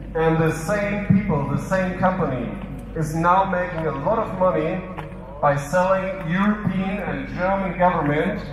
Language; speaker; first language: English; non-native, fluent; German